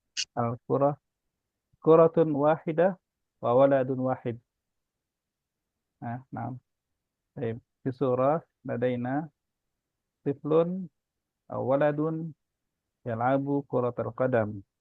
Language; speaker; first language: Arabic; non-native, fluent; Indonesian